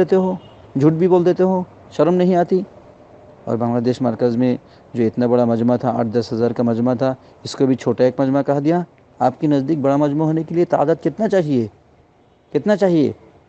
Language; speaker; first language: Hindi; non-native, local second language; Bangla